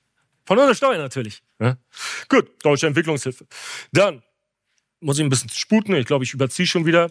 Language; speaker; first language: German; native; German